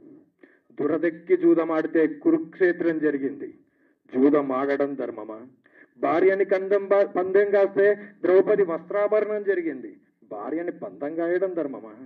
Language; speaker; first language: Telugu; native; Telugu